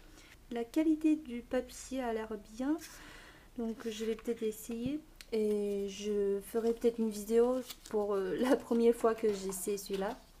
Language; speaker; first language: French; non-native, fluent; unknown